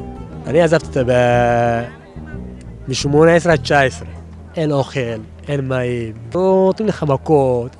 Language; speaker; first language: Hebrew; non-native, fluent; Tigrinya